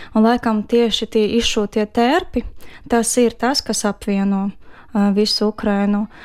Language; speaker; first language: Latvian; non-native, fluent; Ukrainian